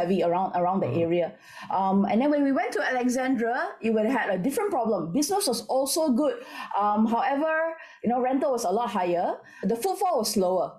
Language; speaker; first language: English; non-native, local second language; Min Nan Chinese